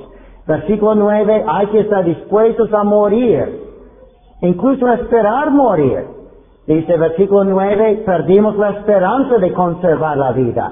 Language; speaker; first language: Spanish; non-native, fluent; English